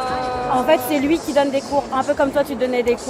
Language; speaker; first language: French; native; French